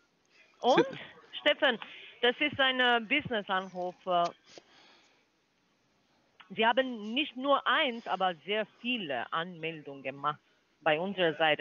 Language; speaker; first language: German; non-native, learner; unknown